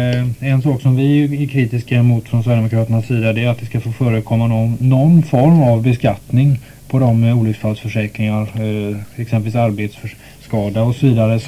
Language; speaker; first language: Swedish; native; Swedish